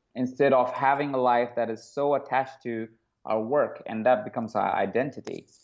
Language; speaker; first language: English; non-native, local second language; Hindi